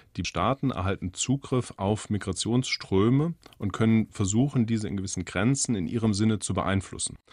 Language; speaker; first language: German; native; German